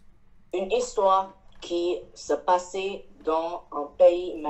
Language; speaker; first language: French; non-native, learner; Chinese